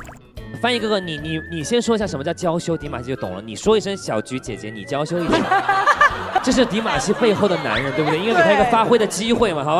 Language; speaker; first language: Chinese; native; Chinese